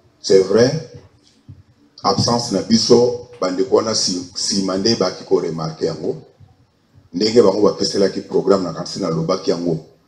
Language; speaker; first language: Lingala; non-native, local second language; Kongo